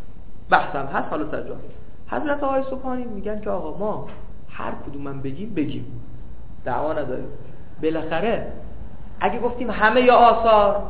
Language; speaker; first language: Persian; native; Persian